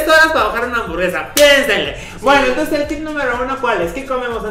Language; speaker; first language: Spanish; native; Spanish